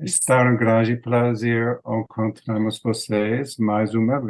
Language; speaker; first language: Portuguese; non-native, learner; English